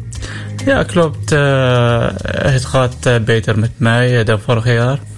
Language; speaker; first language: Dutch; non-native, learner; Arabic